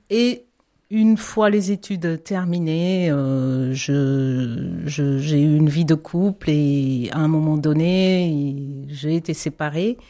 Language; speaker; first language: French; non-native, local second language; Wolof